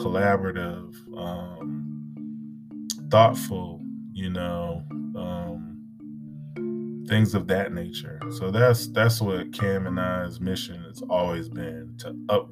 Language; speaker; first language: English; native; English